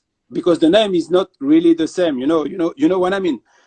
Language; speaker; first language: English; non-native, fluent; French